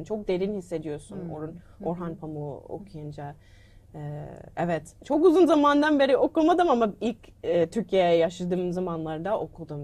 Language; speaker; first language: Turkish; non-native, learner; English